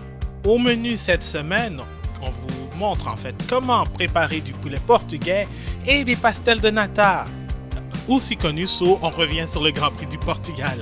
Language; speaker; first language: French; native; French